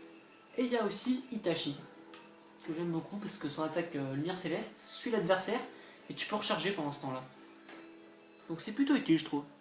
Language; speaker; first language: French; native; French